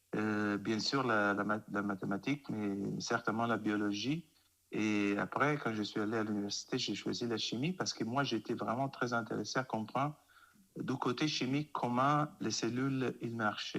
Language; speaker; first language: French; non-native, fluent; Italian